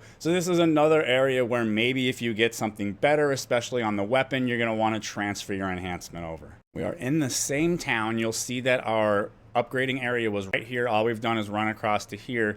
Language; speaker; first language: English; native; English